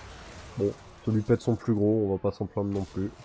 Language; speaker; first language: French; native; French